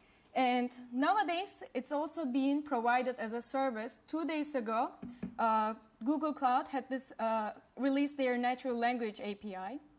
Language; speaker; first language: English; non-native, fluent; Turkish